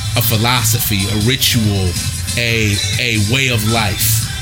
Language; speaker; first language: English; native; English